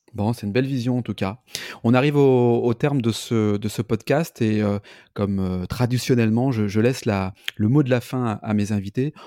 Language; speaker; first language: French; native; French